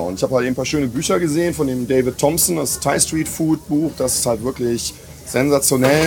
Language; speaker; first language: German; native; German